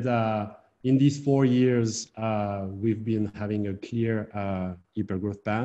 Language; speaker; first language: English; non-native, fluent; French